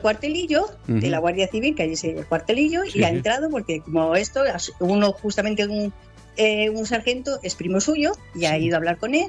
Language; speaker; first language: Spanish; native; Spanish